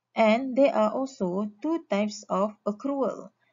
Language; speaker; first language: English; non-native, local second language; Malay